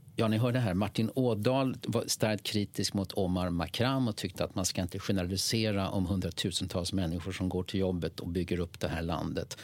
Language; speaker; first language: Swedish; native; Swedish